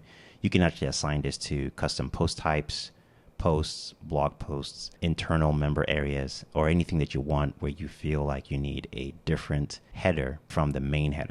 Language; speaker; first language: English; native; English